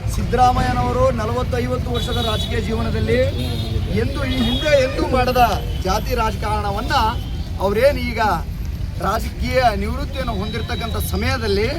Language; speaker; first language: Kannada; non-native, local second language; Lambadi